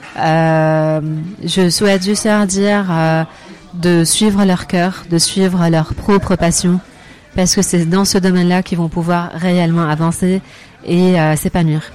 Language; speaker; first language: French; non-native, fluent; Arabic